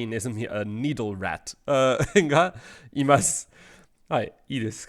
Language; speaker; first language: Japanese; non-native, fluent; English